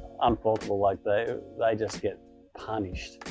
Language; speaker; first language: English; native; English